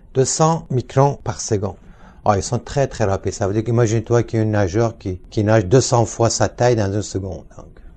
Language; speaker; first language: French; non-native, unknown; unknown